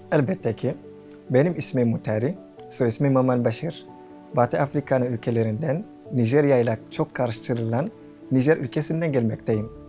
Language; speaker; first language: Turkish; non-native, fluent; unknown